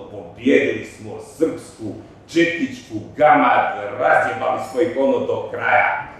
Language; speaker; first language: Croatian; native; Croatian